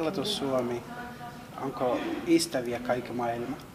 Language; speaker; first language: Finnish; non-native, learner; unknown